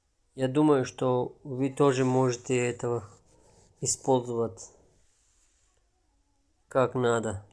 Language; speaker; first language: Russian; non-native, local second language; Tajik